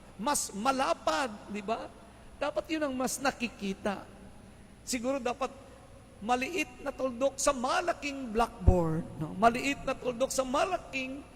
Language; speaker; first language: Filipino; non-native, local second language; Hiligaynon